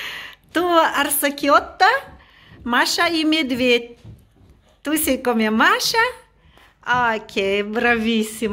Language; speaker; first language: Italian; non-native, learner; Russian